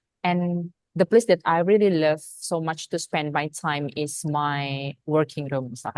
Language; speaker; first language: English; non-native, fluent; Indonesian